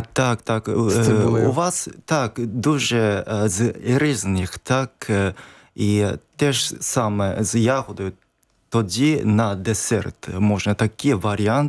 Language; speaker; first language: Ukrainian; non-native, fluent; Japanese